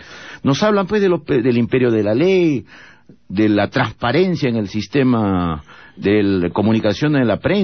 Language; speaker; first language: Spanish; native; Spanish